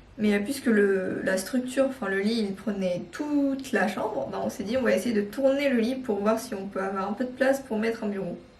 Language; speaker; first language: French; non-native, fluent; Korean